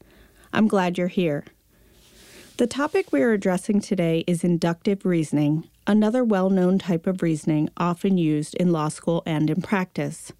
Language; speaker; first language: English; native; English